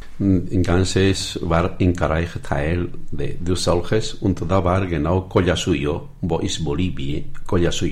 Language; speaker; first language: German; non-native, learner; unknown